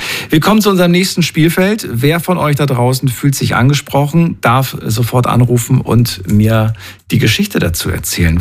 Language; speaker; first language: German; native; German